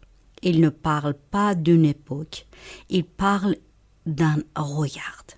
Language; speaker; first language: French; non-native, fluent; Persian